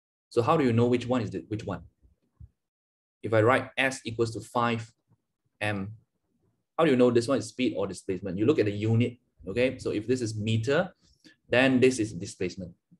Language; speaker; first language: English; non-native, local second language; Chinese